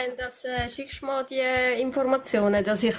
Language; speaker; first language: German; native; German